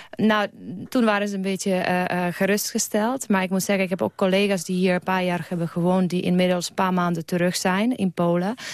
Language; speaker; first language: Dutch; non-native, fluent; Polish